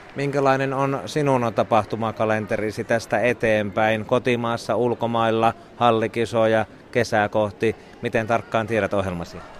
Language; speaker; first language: Finnish; native; Finnish